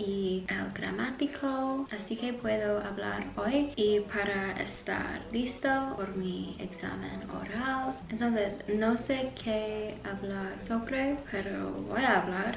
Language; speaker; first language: Spanish; non-native, learner; English